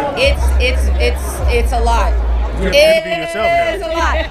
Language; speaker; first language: English; native; English